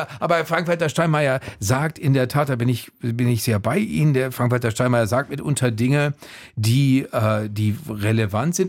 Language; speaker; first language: German; native; German